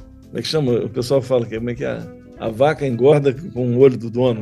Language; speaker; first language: Portuguese; native; Portuguese